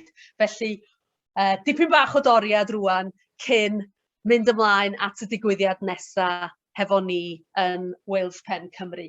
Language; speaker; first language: Welsh; native; Welsh